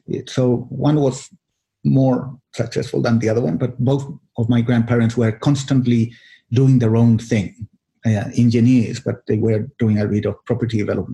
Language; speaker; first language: English; non-native, fluent; Spanish